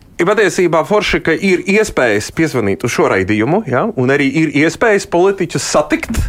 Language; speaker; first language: Latvian; non-native, local second language; Russian